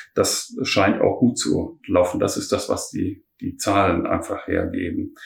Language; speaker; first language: German; native; German